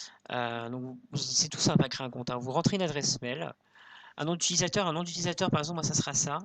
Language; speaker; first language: French; native; French